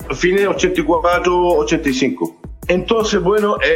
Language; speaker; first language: Spanish; native; Spanish